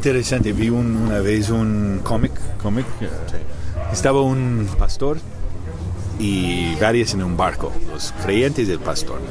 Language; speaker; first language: Spanish; non-native, learner; English